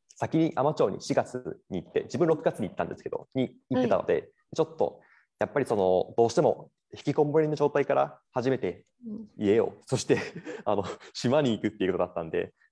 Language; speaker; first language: Japanese; native; Japanese